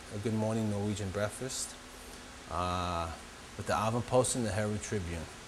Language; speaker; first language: English; native; English